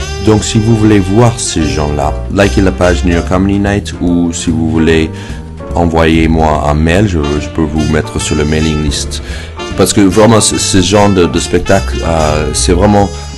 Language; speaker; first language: French; non-native, fluent; English